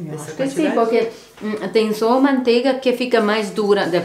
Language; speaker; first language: Portuguese; non-native, learner; Bosnian